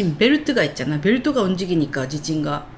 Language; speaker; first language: Korean; non-native, learner; Japanese